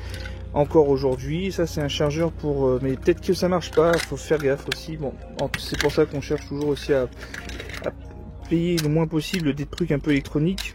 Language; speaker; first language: French; native; French